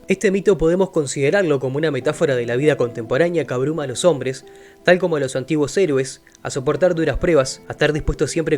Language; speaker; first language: Spanish; native; Spanish